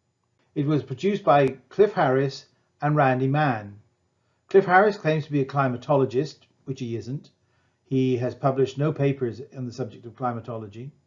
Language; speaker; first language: English; native; English